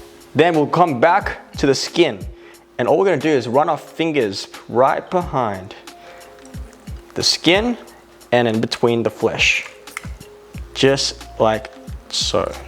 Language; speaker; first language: English; native; English